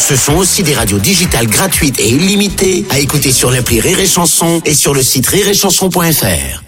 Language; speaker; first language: French; native; French